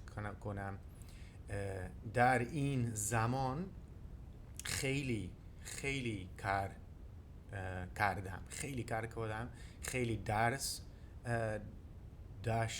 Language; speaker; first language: Persian; non-native, learner; Dutch